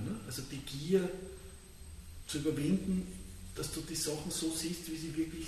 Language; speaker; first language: German; native; German